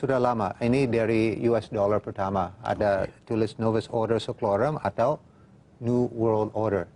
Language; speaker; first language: Indonesian; non-native, fluent; English